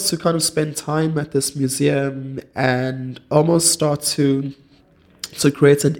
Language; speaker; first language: English; non-native, local second language; Zulu